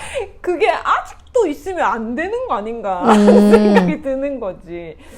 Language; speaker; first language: Korean; native; Korean